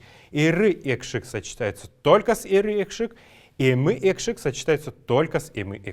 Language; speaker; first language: Russian; native; Russian